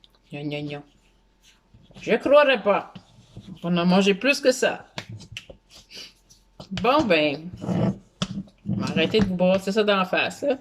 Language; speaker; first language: French; native; French